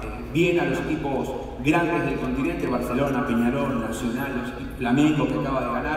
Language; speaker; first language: Spanish; native; Spanish